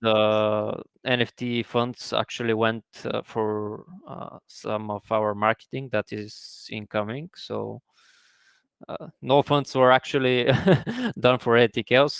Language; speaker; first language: English; non-native, fluent; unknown